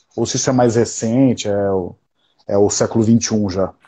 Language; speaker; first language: Portuguese; native; Portuguese